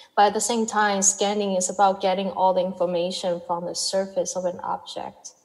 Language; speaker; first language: English; non-native, fluent; Chinese